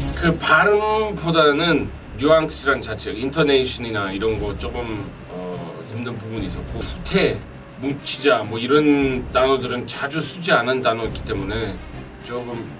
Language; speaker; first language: Korean; non-native, fluent; English